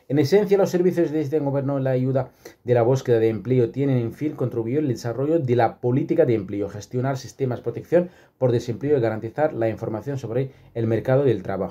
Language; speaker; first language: Spanish; non-native, fluent; Arabic